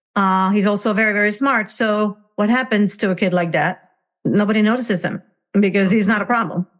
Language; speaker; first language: English; non-native, fluent; Hungarian